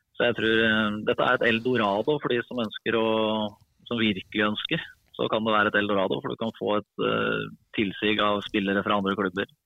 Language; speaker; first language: Norwegian; native; Norwegian